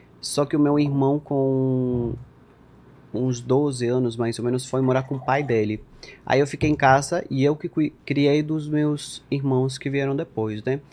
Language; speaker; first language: Portuguese; non-native, fluent; Spanish